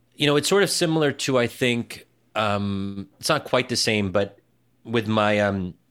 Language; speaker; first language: English; early bilingual, other home language; Arabic